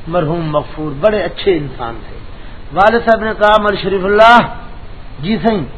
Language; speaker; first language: Urdu; non-native, local second language; Punjabi